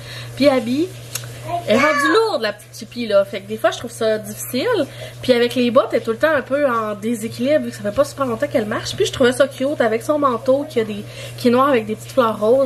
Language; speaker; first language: French; native; French